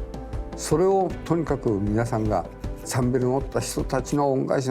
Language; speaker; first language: Japanese; native; Japanese